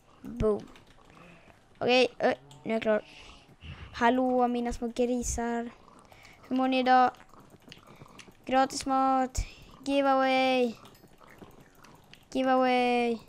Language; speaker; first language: Swedish; native; Swedish